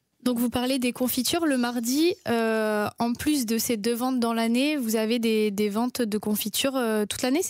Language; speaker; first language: French; native; French